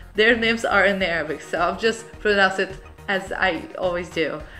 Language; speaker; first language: English; non-native, fluent; Arabic